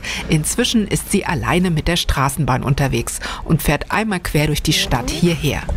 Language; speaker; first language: German; native; German